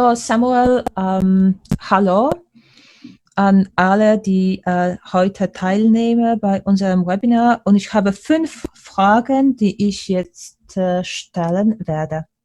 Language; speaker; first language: German; non-native, fluent; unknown